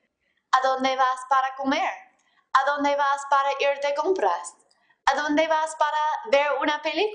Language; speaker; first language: Spanish; non-native, fluent; English